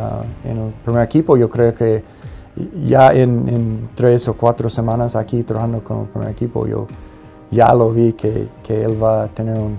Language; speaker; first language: Spanish; non-native, fluent; English